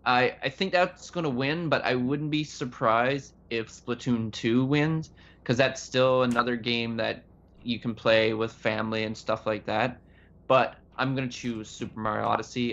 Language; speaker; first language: English; native; English